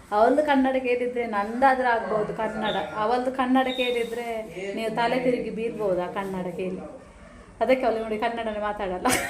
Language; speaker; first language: Kannada; non-native, local second language; Tulu